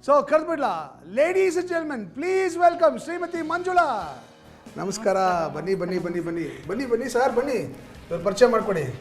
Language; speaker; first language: Kannada; native; Kannada